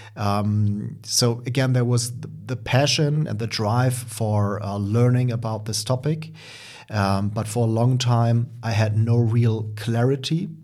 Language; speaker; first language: English; non-native, fluent; German